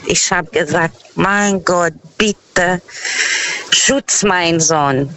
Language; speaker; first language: German; non-native, fluent; Portuguese